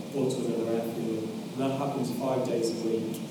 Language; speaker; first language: English; native; English